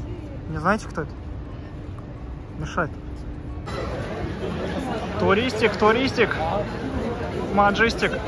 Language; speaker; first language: Russian; native; Russian